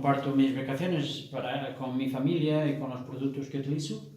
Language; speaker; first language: Spanish; non-native, fluent; Portuguese